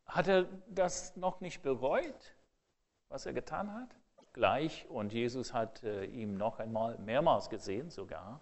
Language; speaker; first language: German; non-native, fluent; English